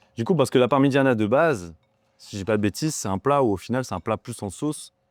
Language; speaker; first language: French; native; French